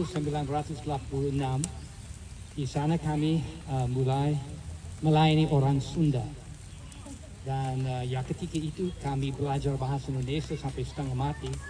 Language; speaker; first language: Indonesian; non-native, fluent; English